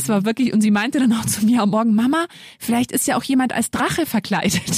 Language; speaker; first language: German; native; German